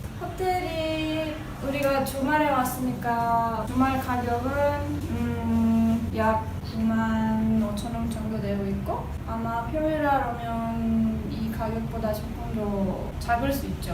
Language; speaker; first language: Korean; non-native, fluent; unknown